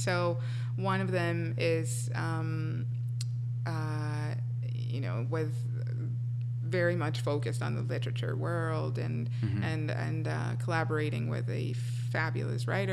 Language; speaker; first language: English; non-native, fluent; Spanish